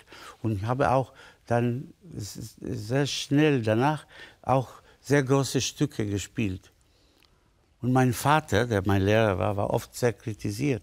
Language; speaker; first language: German; non-native, fluent; Spanish